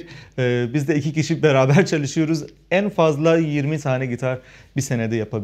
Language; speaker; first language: Turkish; non-native, fluent; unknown